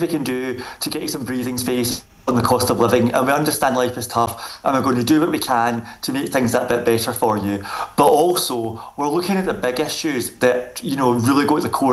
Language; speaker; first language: English; native; English